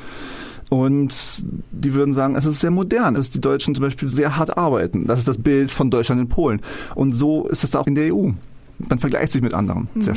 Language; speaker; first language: German; early bilingual, other home language; Polish